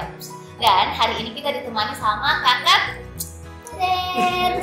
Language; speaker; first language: Indonesian; native; Indonesian